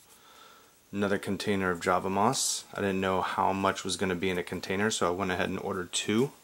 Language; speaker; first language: English; native; English